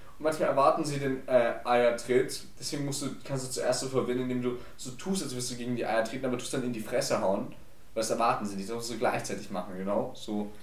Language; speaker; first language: German; early bilingual, other home language; Polish